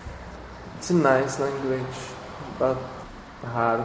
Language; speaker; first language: English; non-native, learner; Czech